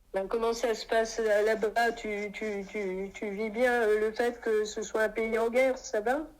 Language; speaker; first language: French; native; French